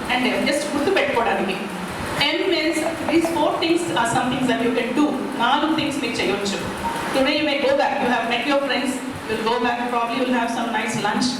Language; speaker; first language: Telugu; non-native, local second language; Kannada